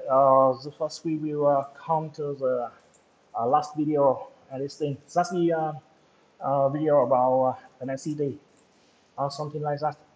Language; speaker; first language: English; non-native, local second language; Vietnamese